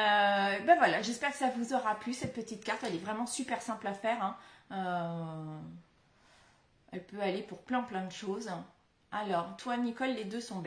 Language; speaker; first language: French; native; French